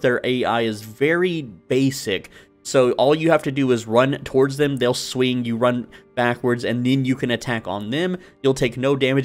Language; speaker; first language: English; native; English